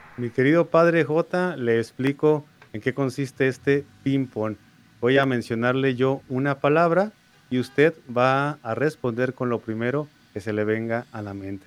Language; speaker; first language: Spanish; native; Spanish